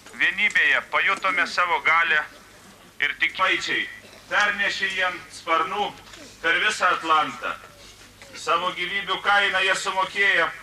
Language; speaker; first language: Lithuanian; native; Lithuanian